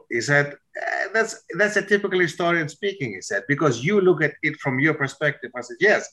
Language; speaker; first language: English; non-native, fluent; German